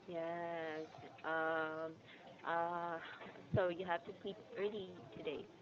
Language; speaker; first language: English; non-native, fluent; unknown